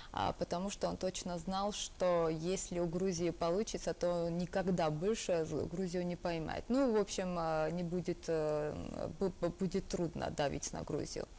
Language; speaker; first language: Russian; non-native, local second language; Georgian